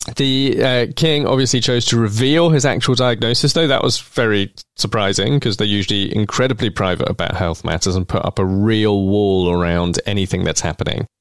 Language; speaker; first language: English; native; English